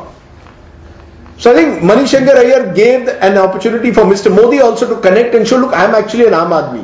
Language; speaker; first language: English; non-native, local second language; Marathi